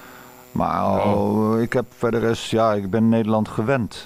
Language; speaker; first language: Dutch; native; Dutch